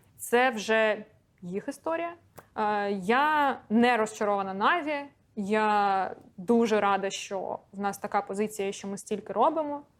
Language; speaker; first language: Ukrainian; non-native, local second language; Russian